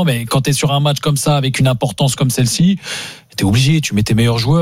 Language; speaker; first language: French; native; French